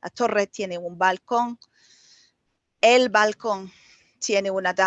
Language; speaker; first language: Spanish; non-native, fluent; English